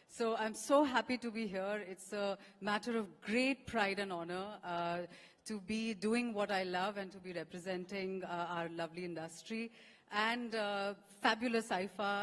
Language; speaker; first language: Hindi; native; Hindi